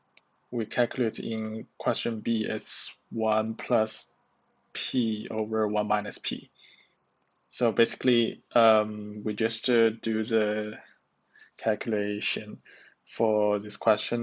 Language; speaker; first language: English; non-native, learner; Chinese